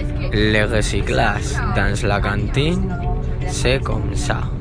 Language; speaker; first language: French; non-native, learner; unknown